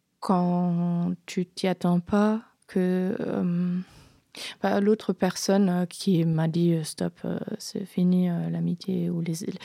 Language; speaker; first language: French; non-native, fluent; German